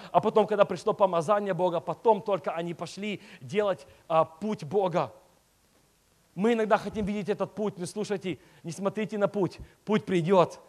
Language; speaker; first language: Russian; early bilingual, heritage; Russian